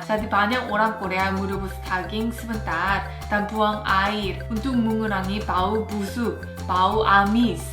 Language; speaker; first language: Indonesian; non-native, fluent; Korean